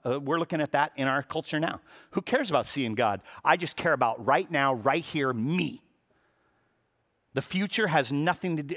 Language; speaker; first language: English; native; English